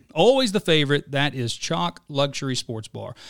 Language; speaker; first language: English; native; English